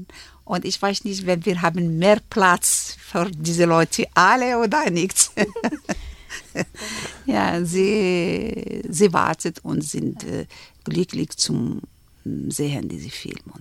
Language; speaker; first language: German; non-native, learner; Arabic